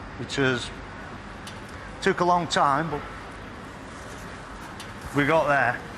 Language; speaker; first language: English; native; English